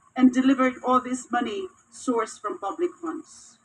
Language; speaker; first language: English; non-native, local second language; Filipino